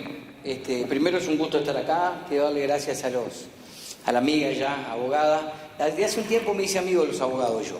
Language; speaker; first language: Spanish; native; Spanish